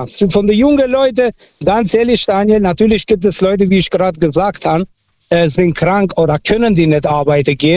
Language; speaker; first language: German; non-native, fluent; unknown